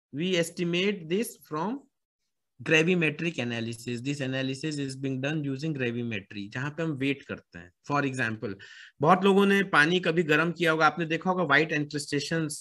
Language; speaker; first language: Hindi; native; Hindi